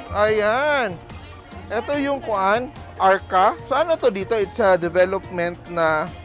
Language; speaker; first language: Filipino; non-native, local second language; Cebuano